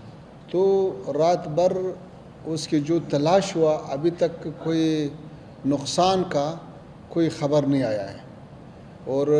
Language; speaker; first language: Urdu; non-native, fluent; Pashto